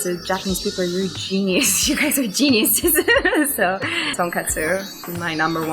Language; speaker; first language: English; non-native, fluent; Persian